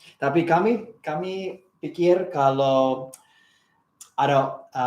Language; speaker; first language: Indonesian; non-native, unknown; English